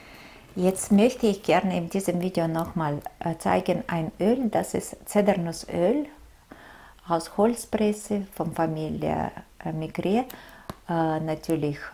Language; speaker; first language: German; non-native, fluent; Russian